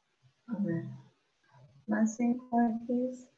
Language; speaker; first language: Spanish; native; Spanish